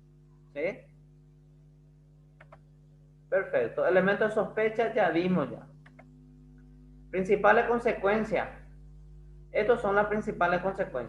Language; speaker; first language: Spanish; non-native, fluent; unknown